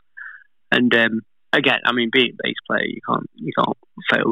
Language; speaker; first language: English; native; English